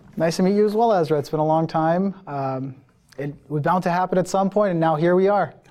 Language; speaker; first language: English; early bilingual, other home language; Persian